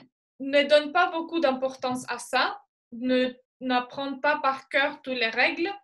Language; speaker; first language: French; non-native, fluent; Spanish